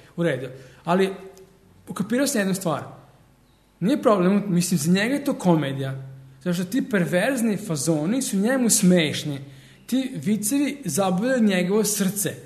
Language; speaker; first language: Serbian; early bilingual, heritage; Serbian